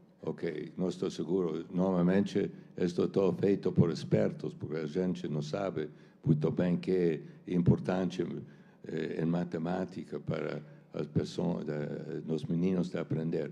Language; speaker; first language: Portuguese; non-native, fluent; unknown